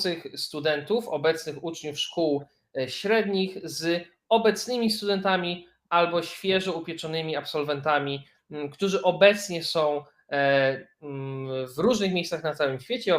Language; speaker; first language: Polish; native; Polish